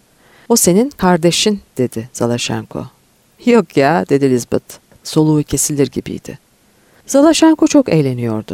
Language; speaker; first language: Turkish; native; Turkish